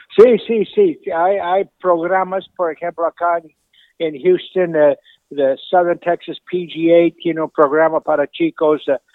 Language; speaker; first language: Spanish; native; Spanish